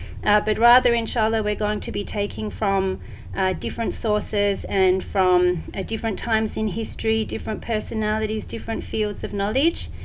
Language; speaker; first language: English; native; English